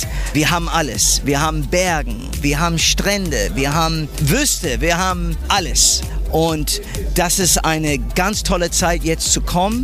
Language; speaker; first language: German; non-native, fluent; English